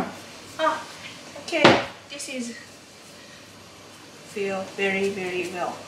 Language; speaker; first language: English; non-native, learner; Japanese